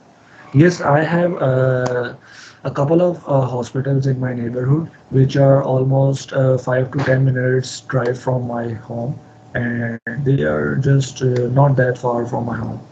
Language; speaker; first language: English; non-native, learner; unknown